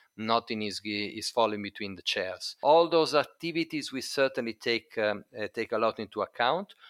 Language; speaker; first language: English; non-native, fluent; Italian